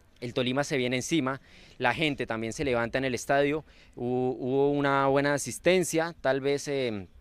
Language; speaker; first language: Spanish; native; Spanish